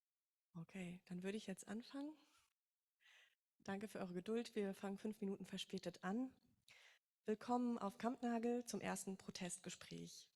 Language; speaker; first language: German; native; German